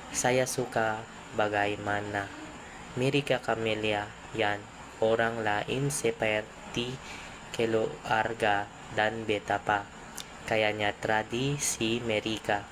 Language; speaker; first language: Indonesian; non-native, learner; Filipino